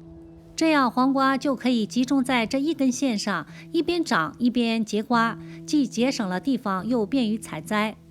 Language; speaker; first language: Chinese; native; Chinese